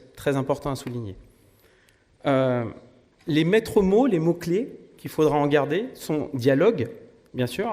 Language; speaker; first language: French; native; French